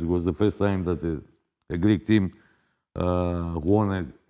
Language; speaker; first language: English; non-native, fluent; Greek